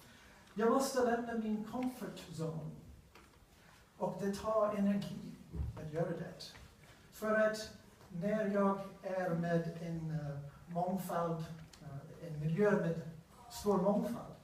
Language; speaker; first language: Swedish; non-native, learner; English